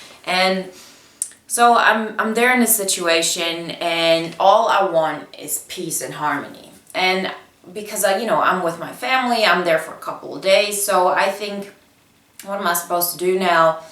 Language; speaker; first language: English; non-native, fluent; Bulgarian